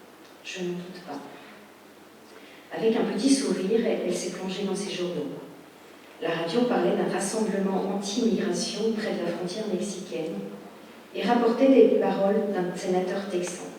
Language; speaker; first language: French; native; French